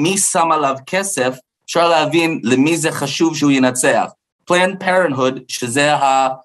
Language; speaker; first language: Hebrew; non-native, fluent; English